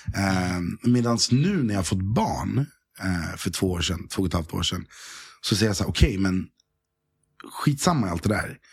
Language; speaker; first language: Swedish; early bilingual, other home language; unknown